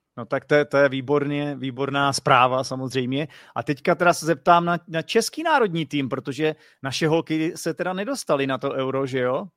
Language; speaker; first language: Czech; native; Czech